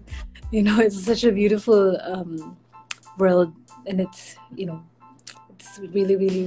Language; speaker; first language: English; non-native, local second language; Filipino